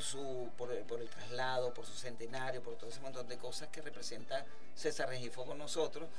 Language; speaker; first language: Spanish; native; Spanish